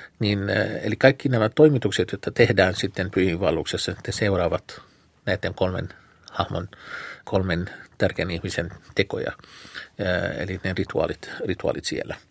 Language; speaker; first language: Finnish; non-native, fluent; Arabic